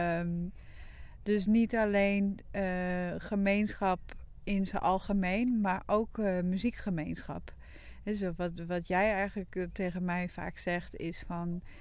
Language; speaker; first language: Dutch; non-native, local second language; Western Frisian